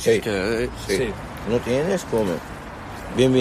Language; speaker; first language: Spanish; non-native, learner; Arabic